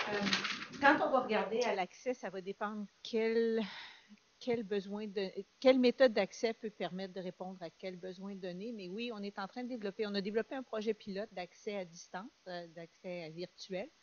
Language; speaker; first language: French; native; French